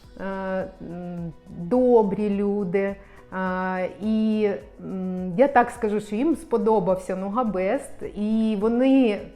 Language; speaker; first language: Ukrainian; non-native, local second language; Russian